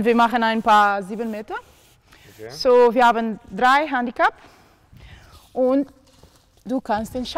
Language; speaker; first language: German; non-native, learner; Portuguese